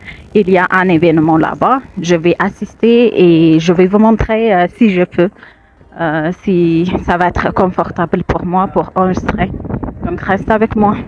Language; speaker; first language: French; non-native, fluent; Amharic